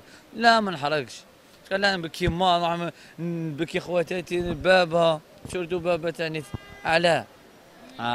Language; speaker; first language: Arabic; native; Arabic